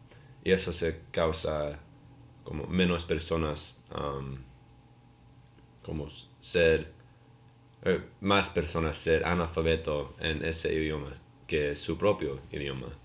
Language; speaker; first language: Spanish; non-native, learner; English